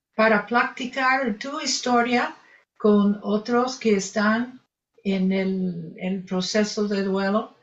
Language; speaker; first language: Spanish; non-native, fluent; English